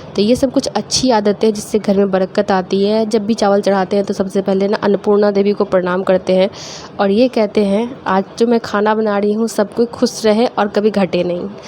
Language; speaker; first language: Hindi; native; Hindi